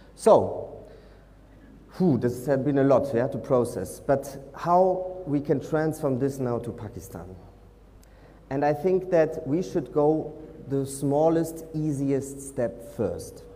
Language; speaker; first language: English; non-native, fluent; German